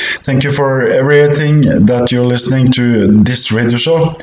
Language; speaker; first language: English; non-native, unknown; Norwegian